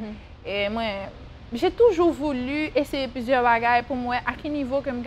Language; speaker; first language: French; non-native, local second language; Haitian Creole